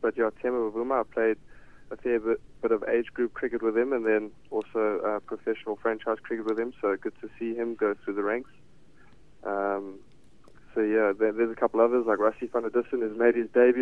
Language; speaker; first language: English; native; English